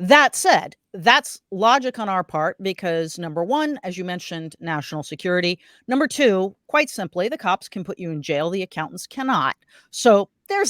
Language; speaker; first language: English; native; English